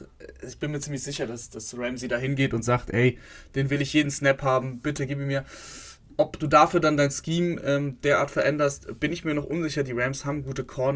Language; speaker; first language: German; native; German